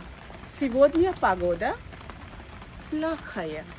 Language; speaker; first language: Russian; non-native, fluent; Bangla